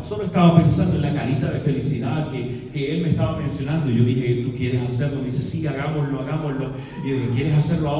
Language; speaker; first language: Spanish; native; Spanish